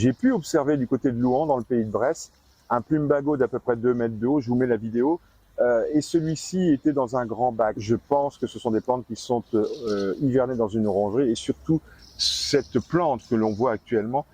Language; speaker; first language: French; native; French